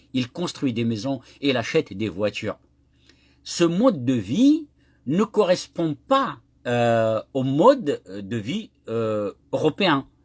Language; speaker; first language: French; non-native, local second language; Kabyle